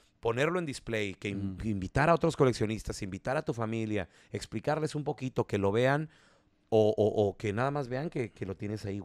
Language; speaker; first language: Spanish; native; Spanish